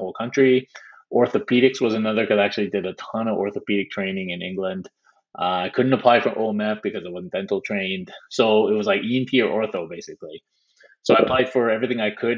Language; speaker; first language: English; native; English